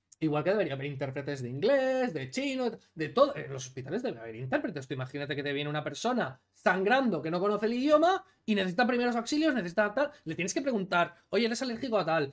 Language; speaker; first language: Spanish; native; Spanish